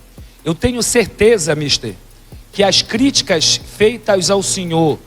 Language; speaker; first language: Portuguese; native; Portuguese